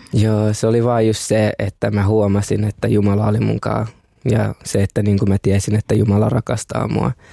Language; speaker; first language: Finnish; early bilingual, other home language; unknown